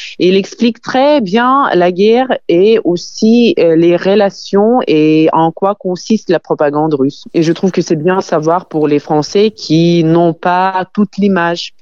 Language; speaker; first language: French; non-native, fluent; Ukrainian